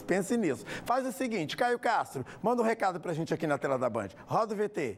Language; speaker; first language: Portuguese; native; Portuguese